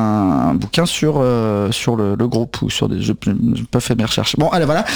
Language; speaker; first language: French; native; French